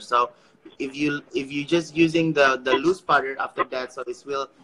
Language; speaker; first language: English; non-native, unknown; Indonesian